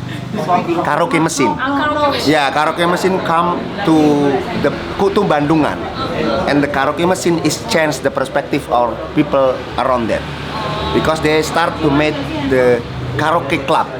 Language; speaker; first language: English; non-native, learner; Indonesian